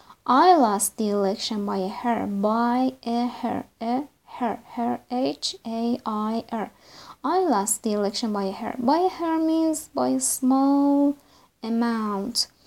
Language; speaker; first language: English; non-native, fluent; Persian